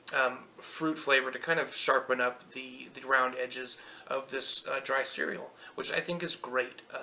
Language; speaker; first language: English; native; English